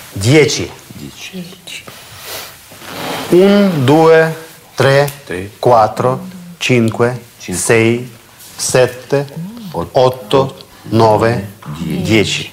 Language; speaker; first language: Italian; non-native, fluent; Russian